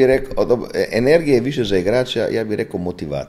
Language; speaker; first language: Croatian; non-native, fluent; Italian